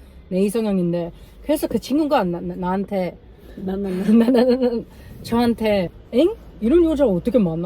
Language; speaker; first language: Korean; non-native, learner; English